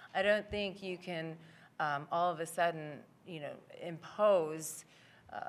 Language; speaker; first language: English; native; English